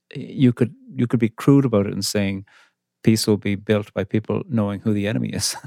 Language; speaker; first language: English; native; English